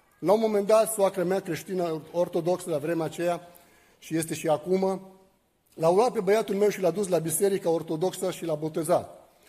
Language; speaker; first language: Romanian; non-native, fluent; Arabic